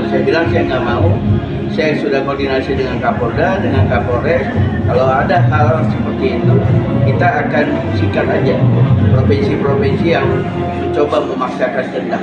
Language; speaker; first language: Indonesian; native; Indonesian